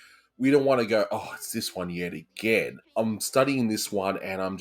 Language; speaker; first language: English; native; English